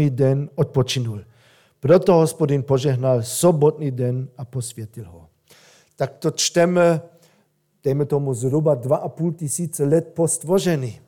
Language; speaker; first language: Czech; non-native, fluent; German